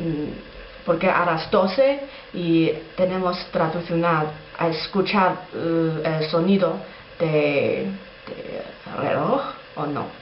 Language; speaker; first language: Spanish; non-native, learner; Chinese